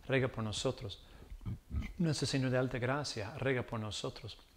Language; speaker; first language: Spanish; non-native, learner; English